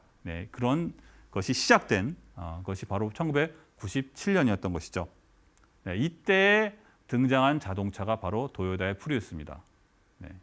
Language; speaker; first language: Korean; native; Korean